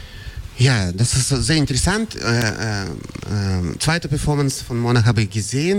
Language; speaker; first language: German; non-native, fluent; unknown